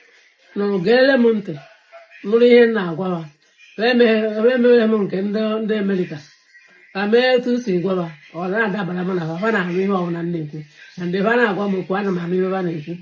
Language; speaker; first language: Igbo; native; Igbo